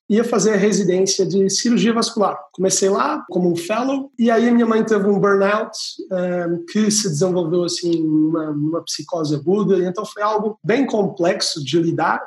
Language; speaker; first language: Portuguese; native; Portuguese